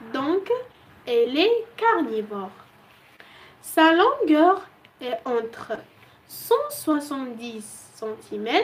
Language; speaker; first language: French; non-native, local second language; Arabic